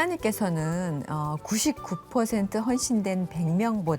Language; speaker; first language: Korean; native; Korean